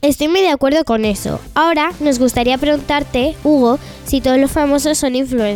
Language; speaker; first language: Spanish; native; Spanish